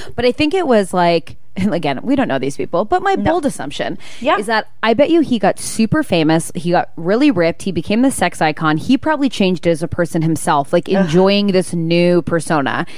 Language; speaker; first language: English; native; English